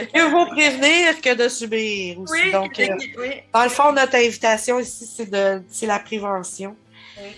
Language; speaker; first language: French; native; French